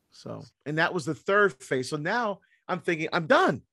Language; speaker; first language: English; native; English